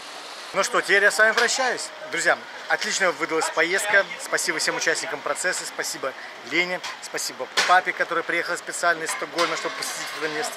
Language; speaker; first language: Russian; native; Russian